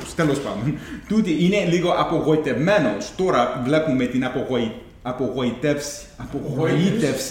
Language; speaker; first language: Greek; non-native, fluent; English